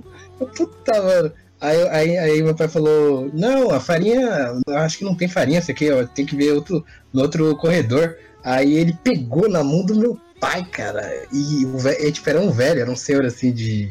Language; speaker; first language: Portuguese; native; Portuguese